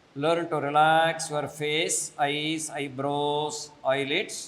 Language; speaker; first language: English; non-native, local second language; Kannada